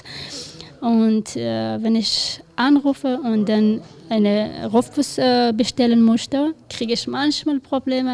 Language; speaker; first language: German; non-native, learner; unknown